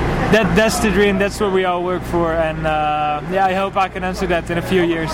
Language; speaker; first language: English; non-native, fluent; Dutch